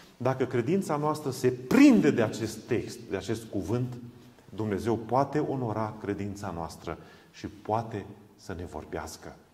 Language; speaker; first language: Romanian; non-native, local second language; Hungarian